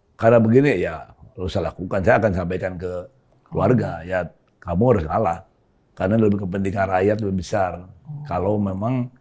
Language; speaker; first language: Indonesian; native; Indonesian